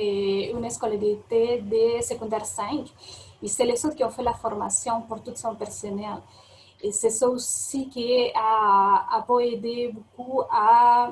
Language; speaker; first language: French; non-native, fluent; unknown